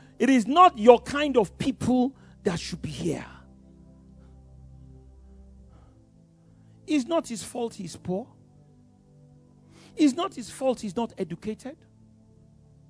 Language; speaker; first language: English; non-native, local second language; Yoruba